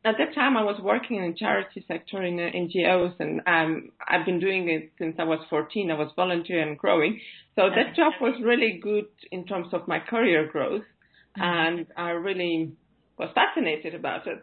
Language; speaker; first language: English; non-native, fluent; Russian